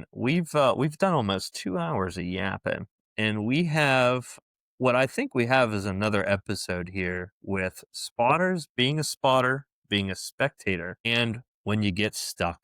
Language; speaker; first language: English; native; English